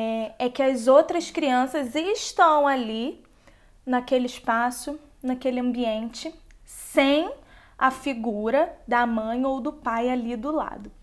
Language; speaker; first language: Portuguese; native; Portuguese